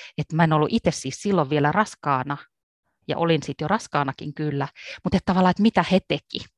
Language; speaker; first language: Finnish; native; Finnish